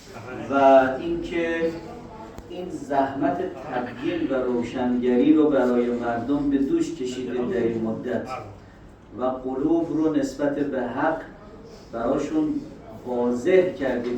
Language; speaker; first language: Persian; native; Persian